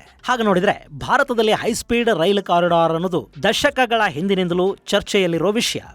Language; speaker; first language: Kannada; native; Kannada